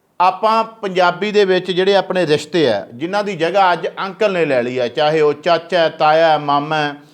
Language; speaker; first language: Punjabi; native; Punjabi